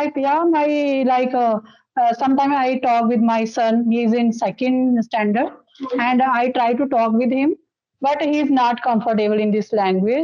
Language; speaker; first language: English; non-native, local second language; Dogri